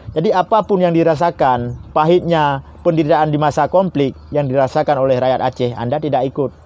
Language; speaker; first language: Indonesian; non-native, local second language; Achinese